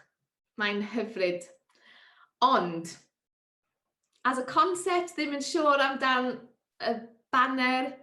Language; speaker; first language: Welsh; non-native, learner; English